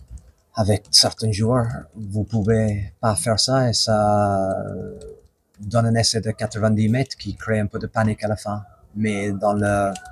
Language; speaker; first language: French; non-native, fluent; English